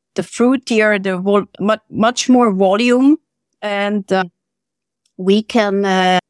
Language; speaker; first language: English; non-native, fluent; German